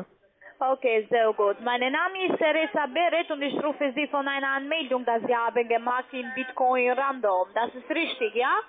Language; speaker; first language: German; non-native, learner; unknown